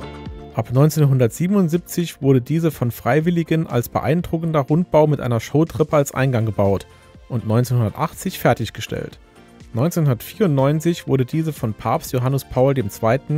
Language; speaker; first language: German; native; German